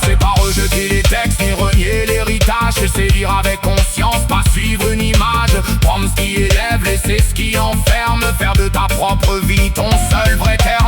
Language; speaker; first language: French; native; French